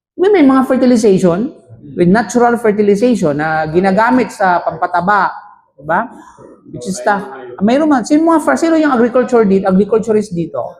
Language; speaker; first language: Filipino; non-native, local second language; Cebuano